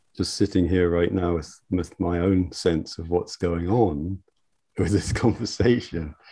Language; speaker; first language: English; native; English